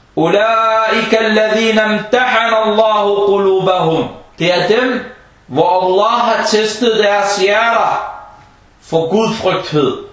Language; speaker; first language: Danish; early bilingual, other home language; Arabic